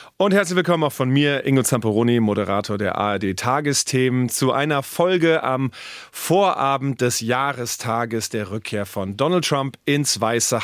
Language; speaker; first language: German; native; German